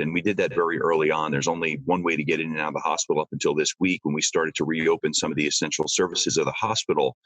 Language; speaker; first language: English; native; English